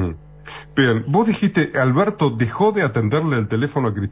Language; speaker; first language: Spanish; native; Spanish